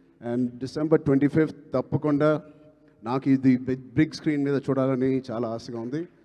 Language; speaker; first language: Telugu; native; Telugu